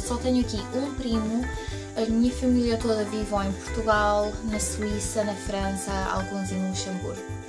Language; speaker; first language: Portuguese; early bilingual, heritage; Portuguese